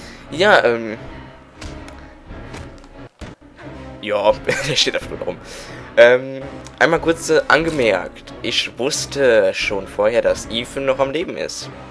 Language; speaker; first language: German; native; German